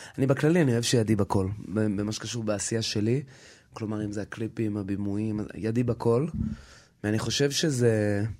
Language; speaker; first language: Hebrew; native; Hebrew